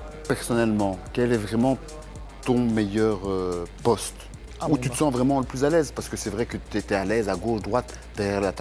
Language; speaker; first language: French; native; French